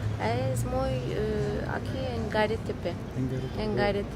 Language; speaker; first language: Spanish; early bilingual, heritage; Ladino